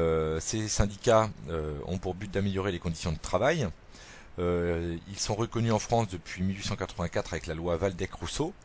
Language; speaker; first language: French; native; French